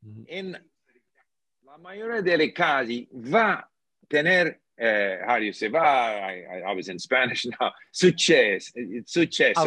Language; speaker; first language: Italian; non-native, learner; English